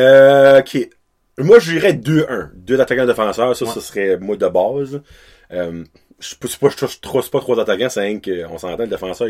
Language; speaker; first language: French; native; French